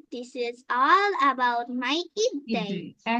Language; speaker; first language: English; non-native, learner; Bangla